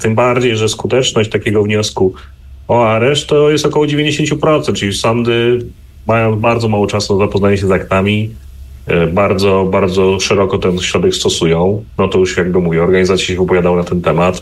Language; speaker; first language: Polish; native; Polish